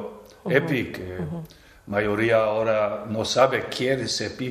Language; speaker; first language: Spanish; non-native, fluent; Serbian